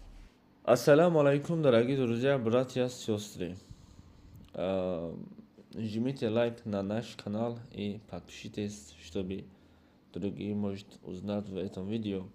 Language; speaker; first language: Russian; non-native, learner; Uzbek